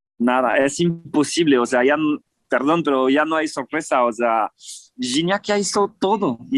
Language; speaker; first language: Spanish; non-native, fluent; French